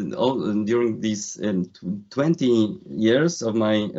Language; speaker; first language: English; non-native, fluent; Polish